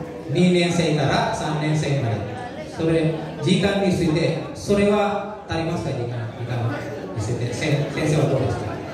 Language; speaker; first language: Japanese; non-native, learner; Indonesian